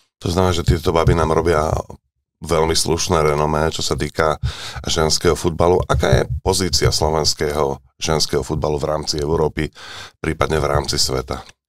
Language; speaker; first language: Slovak; native; Slovak